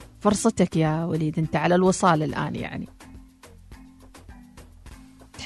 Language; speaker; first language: Arabic; native; Arabic